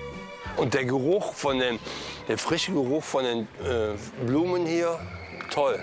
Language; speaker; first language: German; native; German